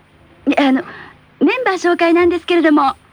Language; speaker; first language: Japanese; native; Japanese